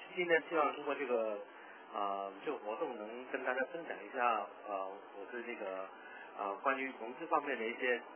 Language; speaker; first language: Chinese; non-native, local second language; Cantonese